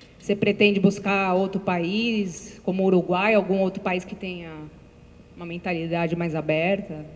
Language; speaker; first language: Portuguese; native; Portuguese